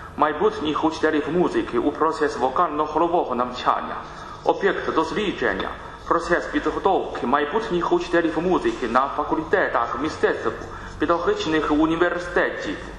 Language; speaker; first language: Ukrainian; non-native, learner; Chinese